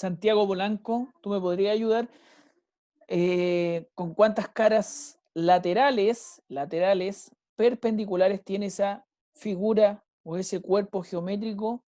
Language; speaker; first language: Spanish; native; Spanish